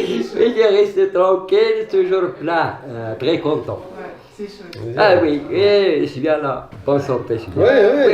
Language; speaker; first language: French; non-native, learner; Arabic